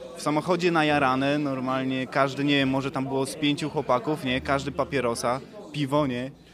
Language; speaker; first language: Polish; native; Polish